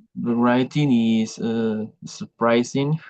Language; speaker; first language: English; non-native, learner; Spanish